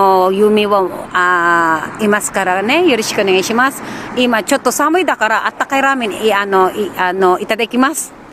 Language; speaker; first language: Japanese; non-native, learner; Filipino